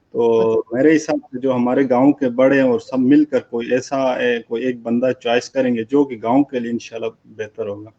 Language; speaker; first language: Urdu; non-native, local second language; Shina